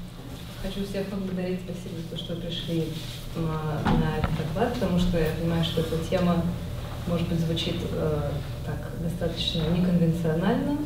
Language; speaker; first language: Russian; native; Russian